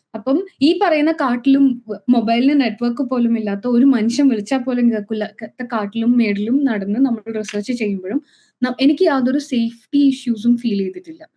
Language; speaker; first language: Malayalam; native; Malayalam